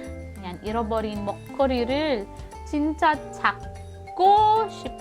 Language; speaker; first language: Korean; non-native, fluent; Filipino